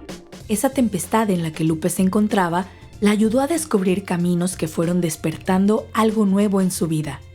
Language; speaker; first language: Spanish; native; Spanish